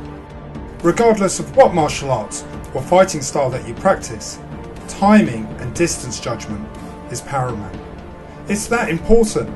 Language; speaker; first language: English; native; English